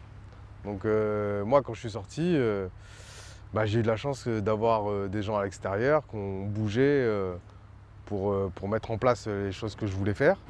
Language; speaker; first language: French; native; French